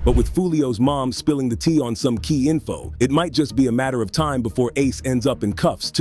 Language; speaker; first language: English; native; English